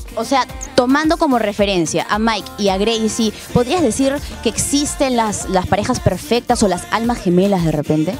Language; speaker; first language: Spanish; native; Spanish